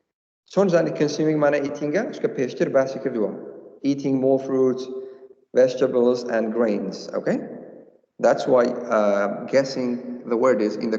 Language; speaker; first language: English; non-native, fluent; Central Kurdish